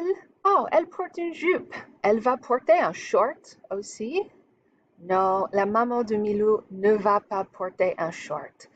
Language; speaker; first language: French; non-native, fluent; English